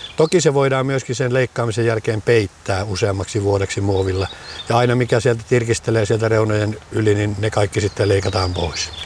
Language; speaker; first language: Finnish; native; Finnish